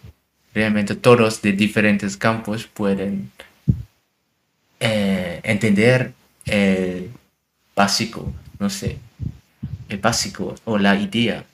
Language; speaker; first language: Spanish; non-native, learner; German